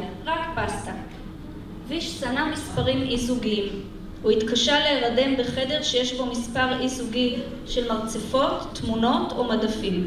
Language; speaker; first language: Hebrew; native; Hebrew